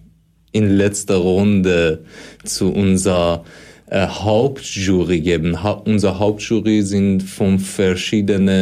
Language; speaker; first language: German; non-native, fluent; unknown